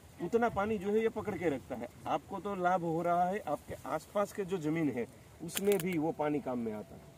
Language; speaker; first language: Hindi; native; Hindi